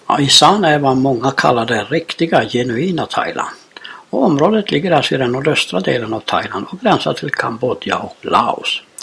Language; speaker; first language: Swedish; native; Swedish